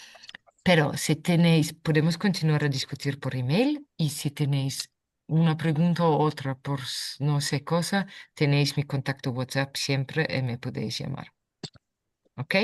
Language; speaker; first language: Spanish; non-native, fluent; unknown